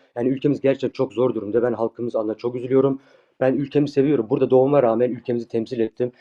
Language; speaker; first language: Turkish; early bilingual, heritage; Turkish